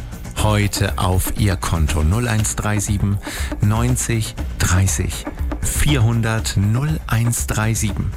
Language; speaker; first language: German; native; German